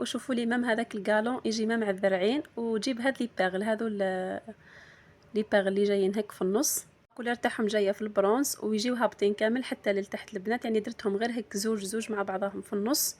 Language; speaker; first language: Arabic; native; Arabic